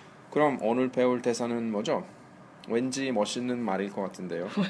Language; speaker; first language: Korean; non-native, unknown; Italian